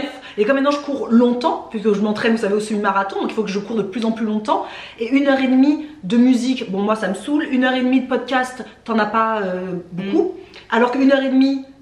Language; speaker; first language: French; native; French